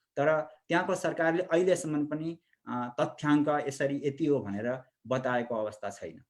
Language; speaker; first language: Nepali; native; Nepali